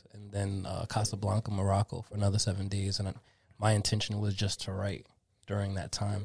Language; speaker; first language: English; native; English